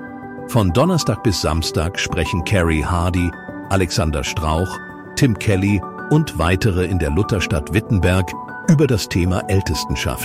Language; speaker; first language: German; native; German